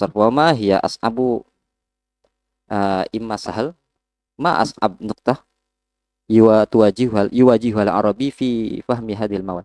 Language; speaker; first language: Indonesian; native; Indonesian